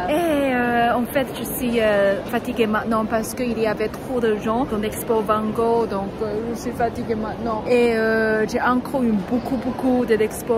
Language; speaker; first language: French; non-native, learner; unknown